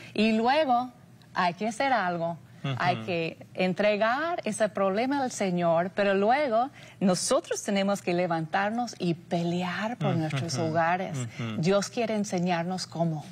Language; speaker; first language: Spanish; non-native, fluent; English